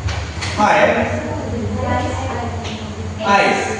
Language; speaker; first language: English; non-native, learner; Indonesian